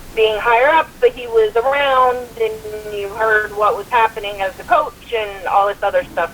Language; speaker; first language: English; native; English